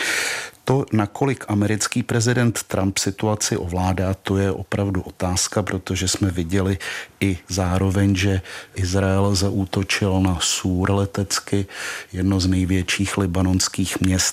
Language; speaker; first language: Czech; native; Czech